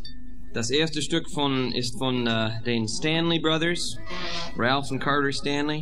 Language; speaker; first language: German; non-native, fluent; English